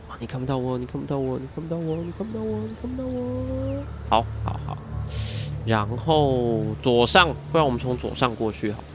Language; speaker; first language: Chinese; native; Chinese